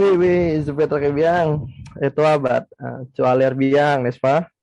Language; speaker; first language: French; non-native, learner; Indonesian